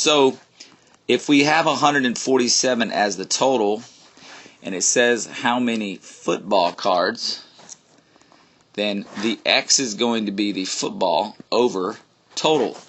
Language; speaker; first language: English; native; English